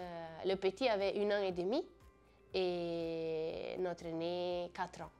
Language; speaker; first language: French; non-native, fluent; Italian